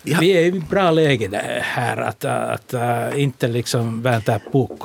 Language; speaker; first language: Swedish; non-native, local second language; Finnish